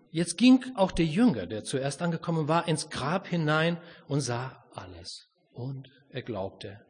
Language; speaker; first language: German; non-native, fluent; Romanian